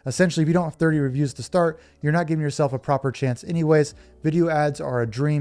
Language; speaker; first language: English; native; English